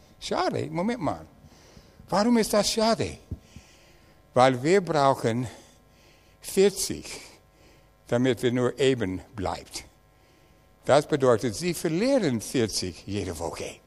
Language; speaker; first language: German; non-native, learner; English